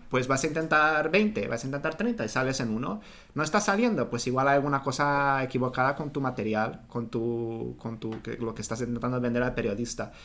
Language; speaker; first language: Spanish; non-native, fluent; Portuguese